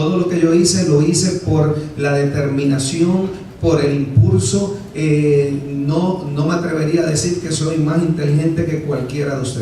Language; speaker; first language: Spanish; native; Spanish